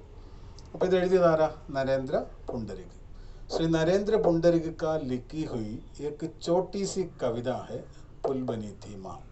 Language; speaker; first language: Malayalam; native; Malayalam